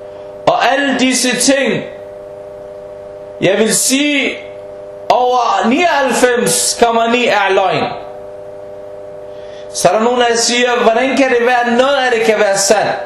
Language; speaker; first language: Danish; early bilingual, heritage; Danish